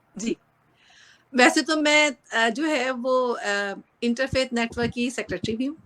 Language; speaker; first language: Urdu; native; Urdu